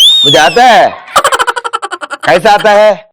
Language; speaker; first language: Hindi; non-native, learner; Telugu